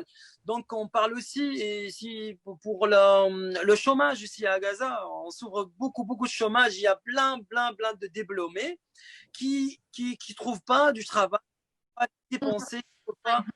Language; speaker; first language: French; non-native, fluent; Arabic